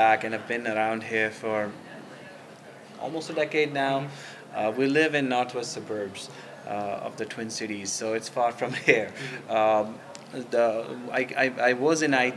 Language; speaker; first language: English; non-native, local second language; Hindi